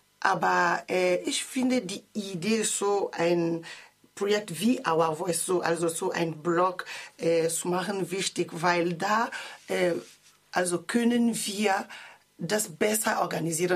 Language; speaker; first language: German; non-native, learner; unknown